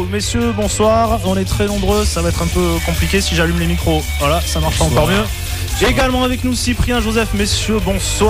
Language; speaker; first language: French; native; French